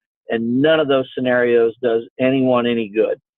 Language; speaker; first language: English; native; English